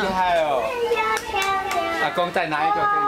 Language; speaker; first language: Chinese; native; Chinese